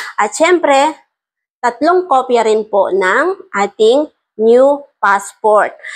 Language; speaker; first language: Filipino; native; Filipino